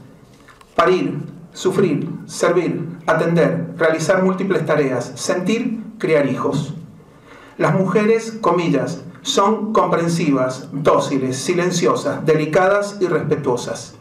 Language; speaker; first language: Spanish; native; Spanish